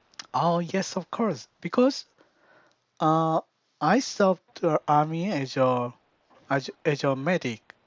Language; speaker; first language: English; non-native, learner; Korean